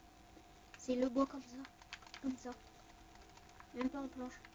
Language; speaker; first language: French; native; French